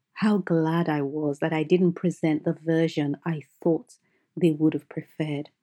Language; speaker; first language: English; non-native, local second language; Yoruba